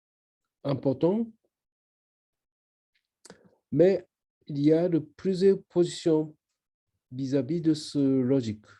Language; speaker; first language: French; non-native, learner; Japanese